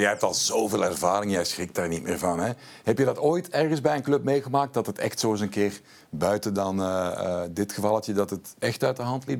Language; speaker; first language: Dutch; native; Dutch